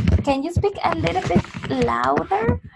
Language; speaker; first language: English; non-native, fluent; Spanish